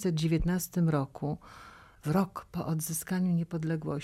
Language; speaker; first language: Polish; native; Polish